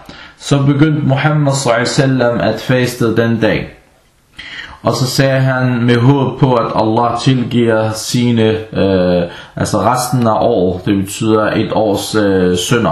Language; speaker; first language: Danish; early bilingual, other home language; Arabic